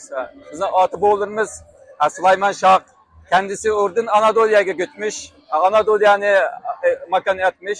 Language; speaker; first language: Turkish; non-native, learner; Uyghur